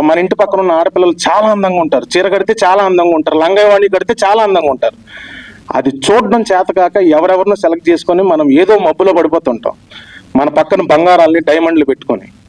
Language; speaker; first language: Telugu; native; Telugu